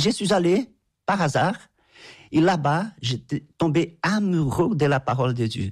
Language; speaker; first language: French; non-native, fluent; Portuguese